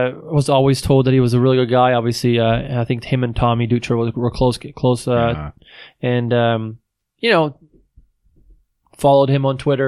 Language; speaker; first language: English; non-native, fluent; Swiss German